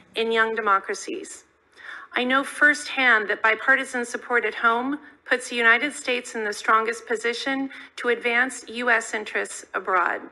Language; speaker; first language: English; native; English